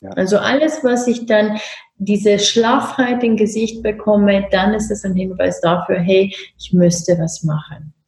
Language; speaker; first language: German; non-native, fluent; Romanian